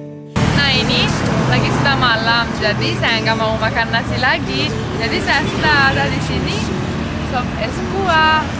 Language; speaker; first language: Indonesian; non-native, fluent; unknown